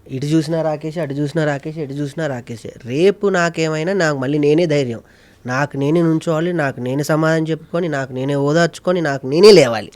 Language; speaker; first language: Telugu; native; Telugu